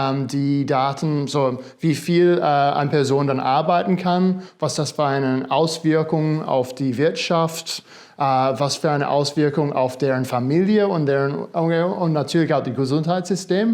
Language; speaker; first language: German; non-native, fluent; English